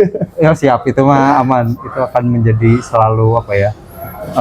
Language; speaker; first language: Indonesian; native; Indonesian